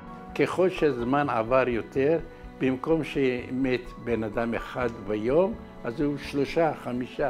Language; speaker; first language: Hebrew; non-native, fluent; Arabic